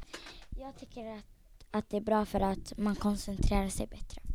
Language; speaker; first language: Swedish; early bilingual, other home language; Somali